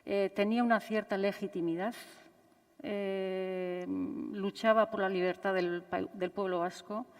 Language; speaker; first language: Spanish; native; Spanish